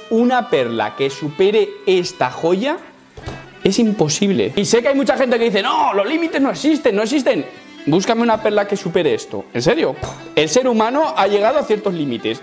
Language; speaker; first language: Spanish; native; Spanish